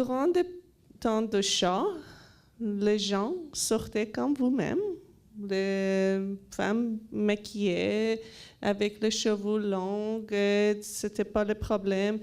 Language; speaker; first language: French; non-native, learner; Persian